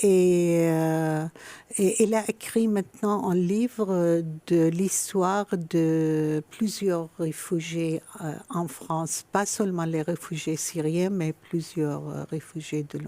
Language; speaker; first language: French; non-native, fluent; Arabic